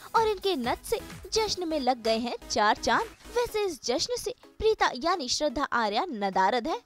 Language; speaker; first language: Hindi; native; Hindi